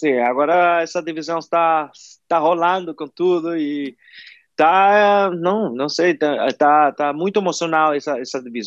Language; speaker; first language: Portuguese; non-native, fluent; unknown